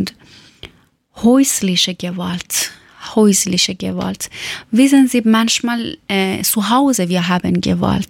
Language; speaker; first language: German; non-native, learner; Persian